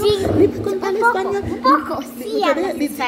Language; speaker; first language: Spanish; non-native, learner; Haitian Creole